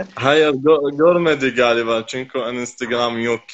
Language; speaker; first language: Turkish; non-native, learner; Arabic